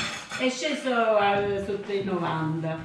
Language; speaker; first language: Italian; native; Italian